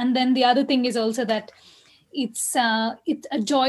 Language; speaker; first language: English; non-native, local second language; Kannada